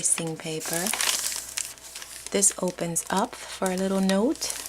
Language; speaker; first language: English; native; English